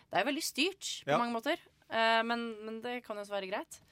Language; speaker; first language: Norwegian; native; Norwegian